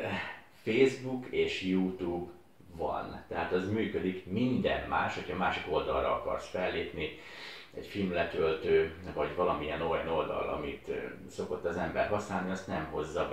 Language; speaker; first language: Hungarian; native; Hungarian